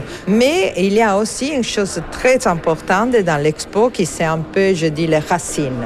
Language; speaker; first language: French; non-native, fluent; Italian